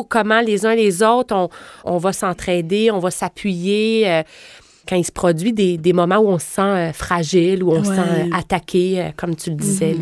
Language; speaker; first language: French; native; French